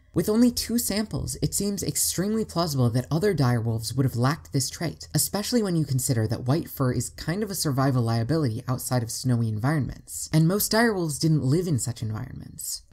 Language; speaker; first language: English; native; English